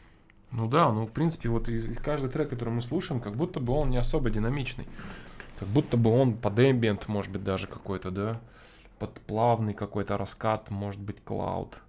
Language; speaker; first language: Russian; native; Russian